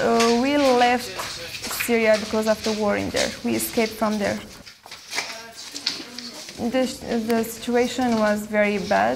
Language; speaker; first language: English; non-native, learner; Armenian